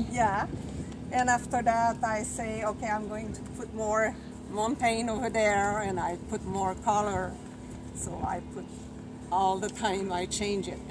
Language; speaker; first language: English; non-native, learner; French